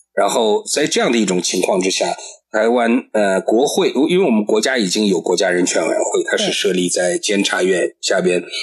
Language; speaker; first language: Chinese; native; Chinese